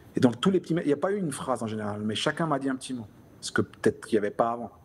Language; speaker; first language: French; native; French